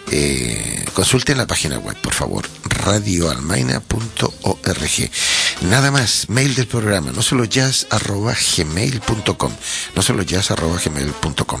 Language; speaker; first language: Spanish; native; Spanish